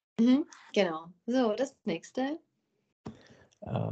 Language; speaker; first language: German; non-native, fluent; Czech